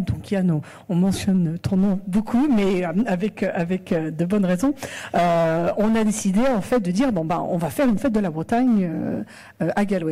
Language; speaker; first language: French; native; French